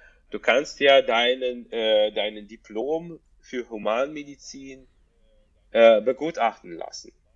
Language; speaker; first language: German; non-native, fluent; Russian